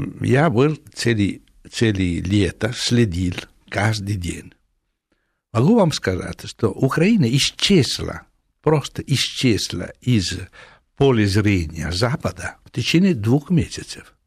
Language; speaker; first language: Russian; non-native, fluent; Italian